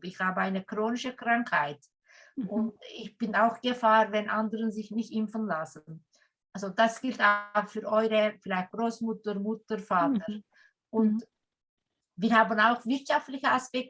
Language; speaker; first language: German; non-native, fluent; Turkish